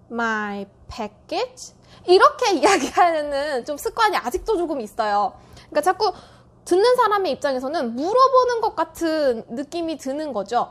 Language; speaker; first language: Korean; native; Korean